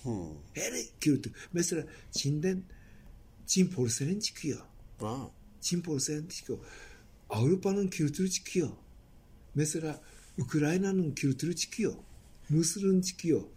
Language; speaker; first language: Turkish; non-native, fluent; Japanese